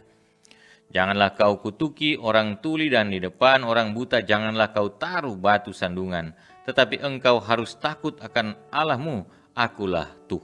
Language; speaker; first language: Indonesian; native; Indonesian